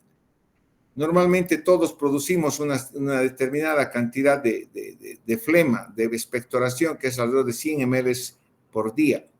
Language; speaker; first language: Spanish; native; Spanish